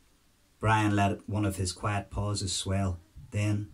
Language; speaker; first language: English; native; English